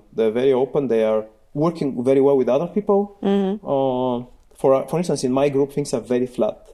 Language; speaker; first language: English; non-native, fluent; Bulgarian